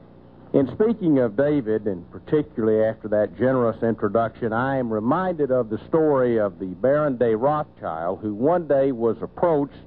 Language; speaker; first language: English; native; English